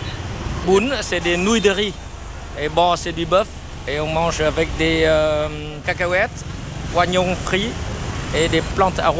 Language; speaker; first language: French; non-native, fluent; Vietnamese